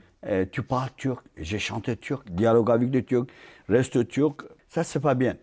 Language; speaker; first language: French; non-native, fluent; Turkish